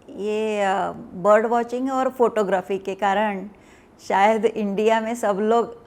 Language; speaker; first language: Hindi; non-native, local second language; Marathi